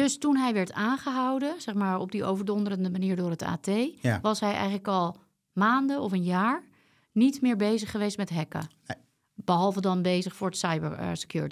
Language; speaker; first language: Dutch; native; Dutch